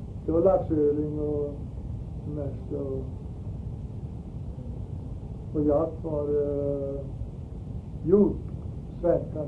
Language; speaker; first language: Swedish; early bilingual, heritage; Swedish